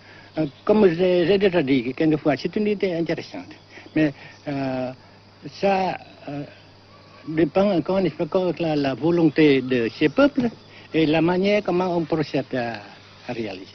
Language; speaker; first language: French; non-native, fluent; Vietnamese